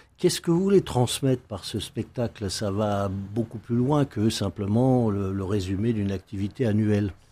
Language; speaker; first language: French; native; French